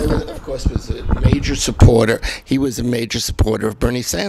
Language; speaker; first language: English; native; English